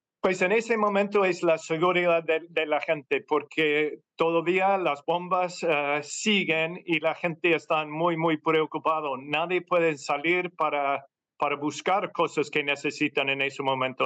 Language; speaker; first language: Spanish; non-native, fluent; English